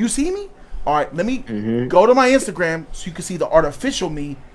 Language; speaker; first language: English; native; English